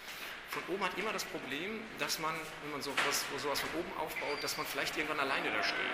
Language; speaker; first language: German; native; German